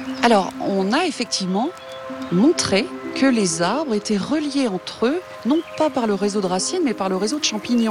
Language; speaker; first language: French; native; French